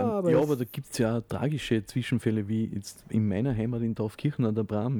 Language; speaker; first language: German; native; German